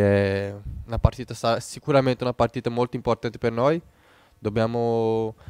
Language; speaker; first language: Italian; non-native, fluent; Portuguese